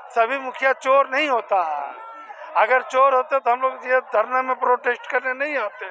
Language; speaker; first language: Hindi; native; Hindi